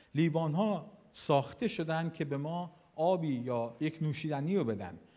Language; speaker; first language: Persian; native; Persian